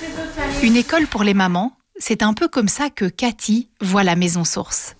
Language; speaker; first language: French; native; French